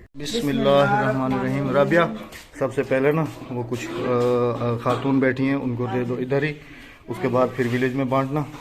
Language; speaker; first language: Urdu; non-native, local second language; Punjabi